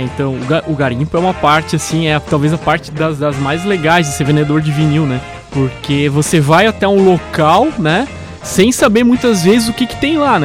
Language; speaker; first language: Portuguese; native; Portuguese